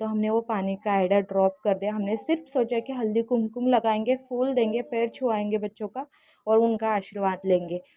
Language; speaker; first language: Hindi; non-native, local second language; Marathi